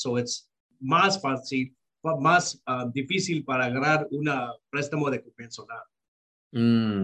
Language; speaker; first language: Spanish; early bilingual, heritage; Spanish